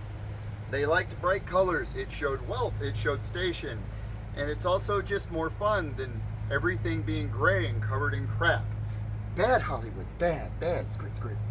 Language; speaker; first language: English; native; English